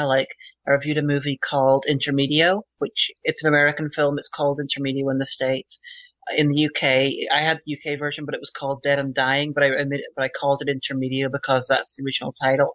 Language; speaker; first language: English; native; English